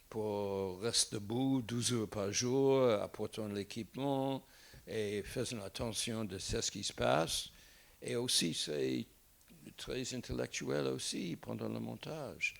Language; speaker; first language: French; non-native, fluent; English